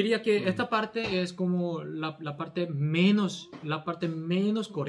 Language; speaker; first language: Spanish; non-native, fluent; Korean